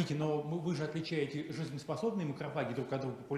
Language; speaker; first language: Russian; native; Russian